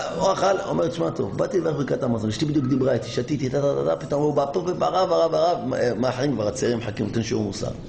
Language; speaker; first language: Hebrew; native; Hebrew